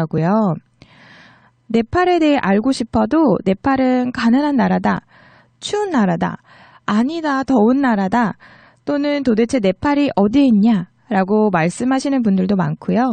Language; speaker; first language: Korean; native; Korean